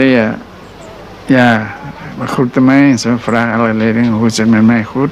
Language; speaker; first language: Dutch; non-native, local second language; Indonesian